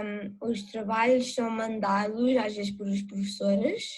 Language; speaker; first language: Portuguese; early bilingual, heritage; Portuguese